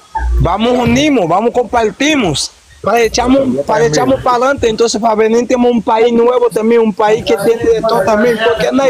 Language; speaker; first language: Spanish; non-native, learner; Haitian Creole